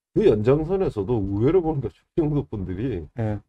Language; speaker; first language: Korean; native; Korean